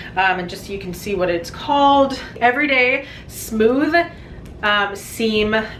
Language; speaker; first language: English; native; English